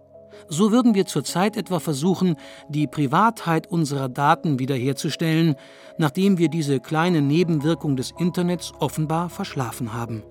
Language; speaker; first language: German; native; German